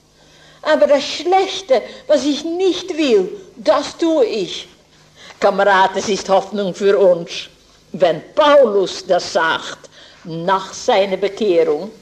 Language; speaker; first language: German; non-native, fluent; Dutch